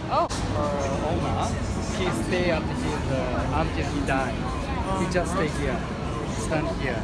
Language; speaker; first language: English; non-native, learner; Japanese